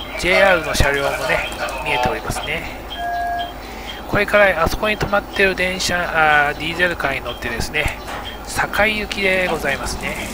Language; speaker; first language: Japanese; native; Japanese